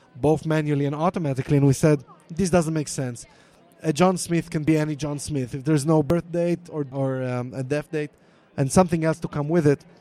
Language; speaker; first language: English; non-native, fluent; Hebrew